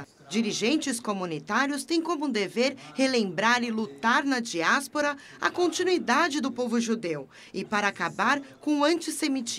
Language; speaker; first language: Portuguese; native; Portuguese